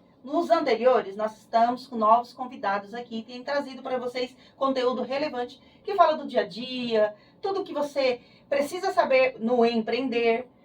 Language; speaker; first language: Portuguese; native; Portuguese